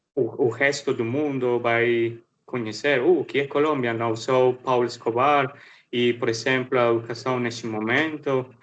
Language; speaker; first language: Portuguese; non-native, learner; Spanish